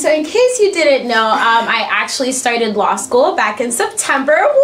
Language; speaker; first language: English; early bilingual, other home language; French